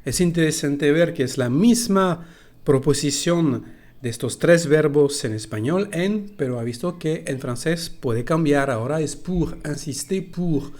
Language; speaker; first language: Spanish; non-native, fluent; French